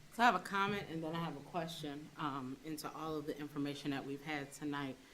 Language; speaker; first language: English; native; English